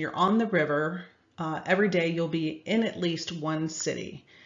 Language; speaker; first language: English; native; English